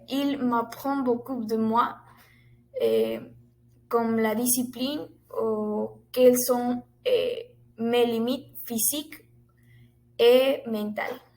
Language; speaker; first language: French; non-native, learner; Spanish